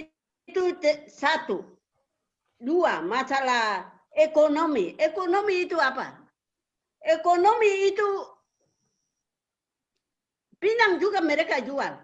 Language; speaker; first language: Indonesian; non-native, local second language; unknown